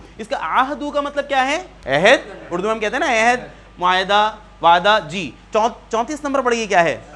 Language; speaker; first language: Urdu; native; Urdu